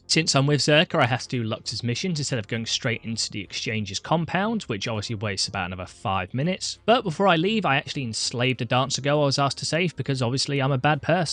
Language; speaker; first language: English; native; English